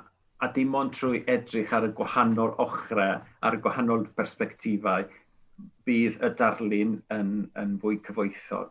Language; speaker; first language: Welsh; non-native, fluent; Spanish